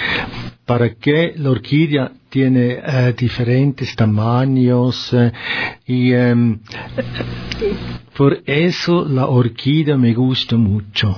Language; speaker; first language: Spanish; non-native, learner; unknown